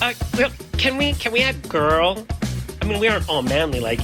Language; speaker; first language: English; native; English